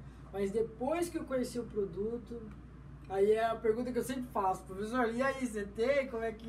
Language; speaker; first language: Portuguese; native; Portuguese